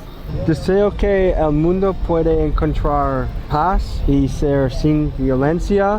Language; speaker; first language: Spanish; non-native, learner; English